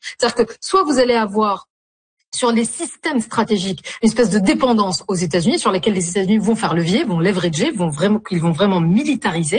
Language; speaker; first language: French; native; French